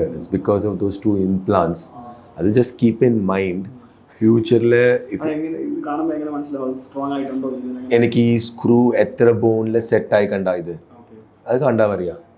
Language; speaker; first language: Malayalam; non-native, local second language; Tamil